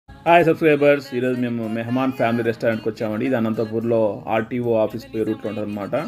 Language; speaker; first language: Telugu; native; Telugu